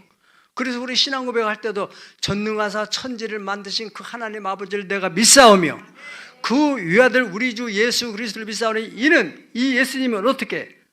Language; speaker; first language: Korean; native; Korean